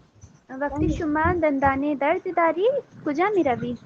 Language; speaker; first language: Persian; non-native, learner; Urdu